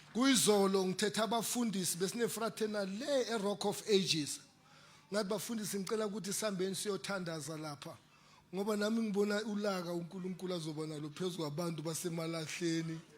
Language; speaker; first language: Zulu; native; Zulu